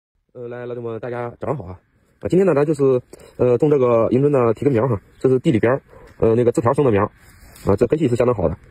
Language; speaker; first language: Chinese; native; Chinese